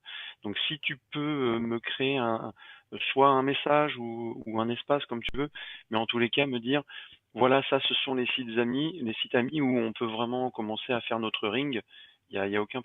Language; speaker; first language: French; native; French